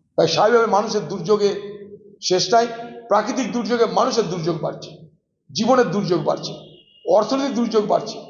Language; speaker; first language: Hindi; non-native, local second language; Bangla